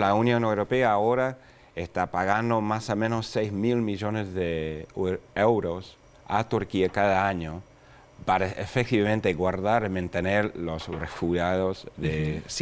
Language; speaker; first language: Spanish; non-native, fluent; English